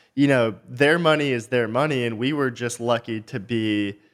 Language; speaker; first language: English; native; English